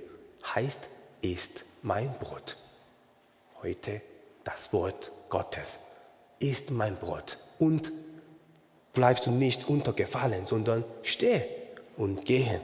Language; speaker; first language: German; non-native, learner; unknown